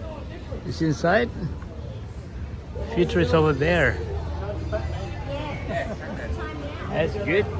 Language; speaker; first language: English; non-native, fluent; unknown